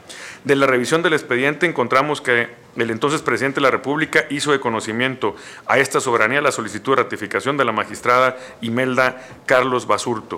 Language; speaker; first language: Spanish; native; Spanish